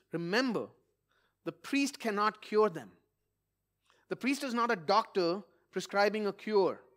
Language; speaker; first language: English; non-native, local second language; Malayalam